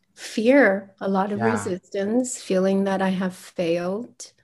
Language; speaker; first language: English; early bilingual, other home language; Chinese